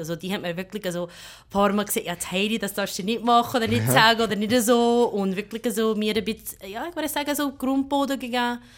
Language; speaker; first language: German; non-native, fluent; English